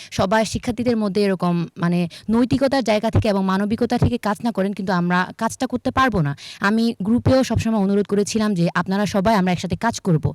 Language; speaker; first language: Bangla; non-native, local second language; Chakma